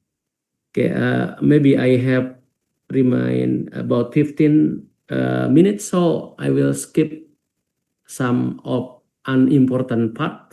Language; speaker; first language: English; non-native, fluent; Indonesian